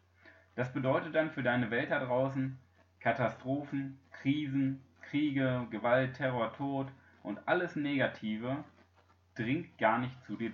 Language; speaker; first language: German; native; German